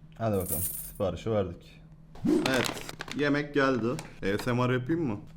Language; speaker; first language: Turkish; native; Turkish